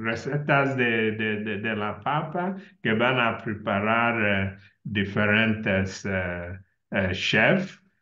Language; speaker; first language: Spanish; non-native, learner; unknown